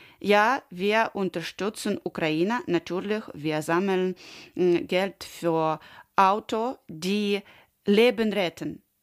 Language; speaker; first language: German; non-native, learner; Ukrainian